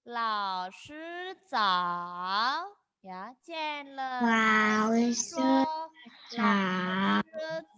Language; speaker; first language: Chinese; non-native, fluent; Indonesian